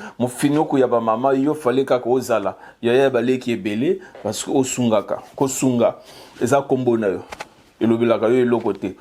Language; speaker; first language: Lingala; native; Lingala